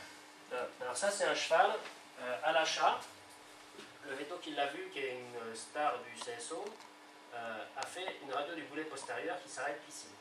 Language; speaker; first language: French; native; French